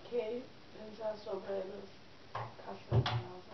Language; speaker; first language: Spanish; non-native, learner; English